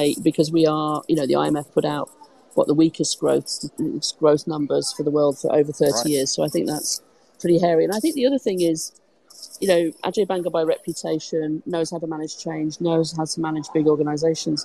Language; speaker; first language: English; native; English